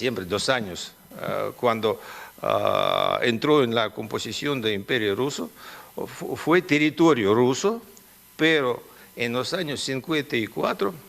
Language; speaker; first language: Spanish; non-native, fluent; Russian